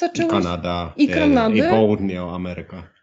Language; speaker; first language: Polish; non-native, learner; Finnish